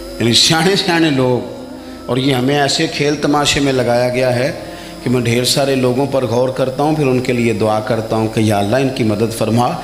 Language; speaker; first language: Urdu; non-native, local second language; Punjabi